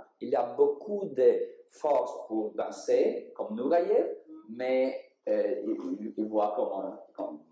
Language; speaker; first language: French; non-native, learner; Italian